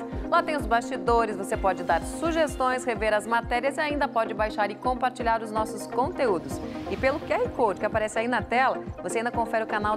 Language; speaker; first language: Portuguese; native; Portuguese